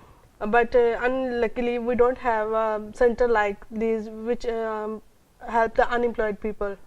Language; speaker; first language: English; non-native, local second language; Urdu